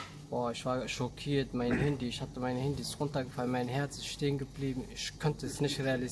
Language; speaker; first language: German; early bilingual, other home language; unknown